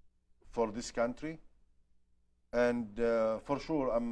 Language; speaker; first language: English; non-native, learner; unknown